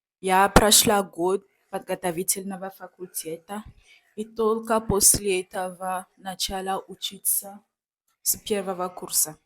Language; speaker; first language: Russian; non-native, fluent; Fon